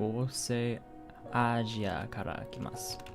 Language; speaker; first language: Japanese; non-native, learner; English